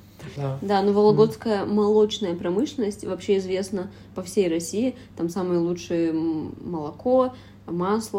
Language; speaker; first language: Russian; native; Russian